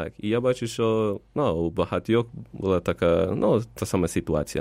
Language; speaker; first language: Ukrainian; non-native, fluent; Spanish